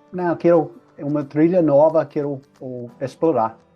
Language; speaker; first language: Portuguese; non-native, fluent; English